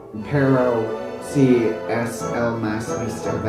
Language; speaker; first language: Spanish; non-native, learner; English